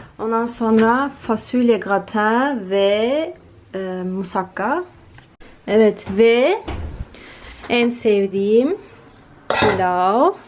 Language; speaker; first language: Turkish; early bilingual, heritage; Turkish